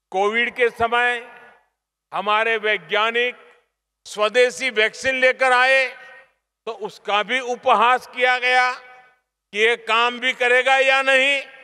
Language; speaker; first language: Hindi; non-native, local second language; Gujarati